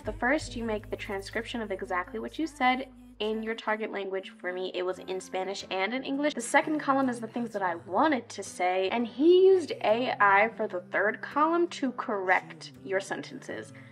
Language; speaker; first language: English; native; English